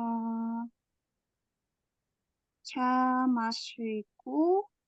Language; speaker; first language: Korean; non-native, learner; Indonesian